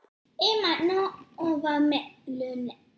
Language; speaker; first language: French; early bilingual, heritage; French